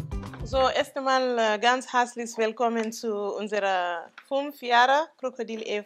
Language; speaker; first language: German; non-native, local second language; Mandingo